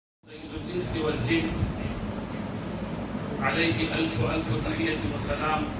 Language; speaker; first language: Arabic; non-native, fluent; Urdu